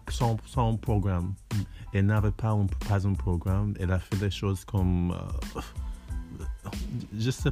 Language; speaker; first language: French; non-native, learner; English